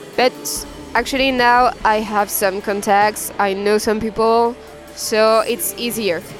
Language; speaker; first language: English; non-native, fluent; French